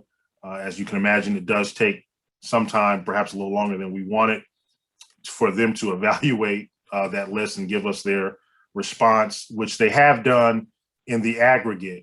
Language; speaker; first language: English; native; English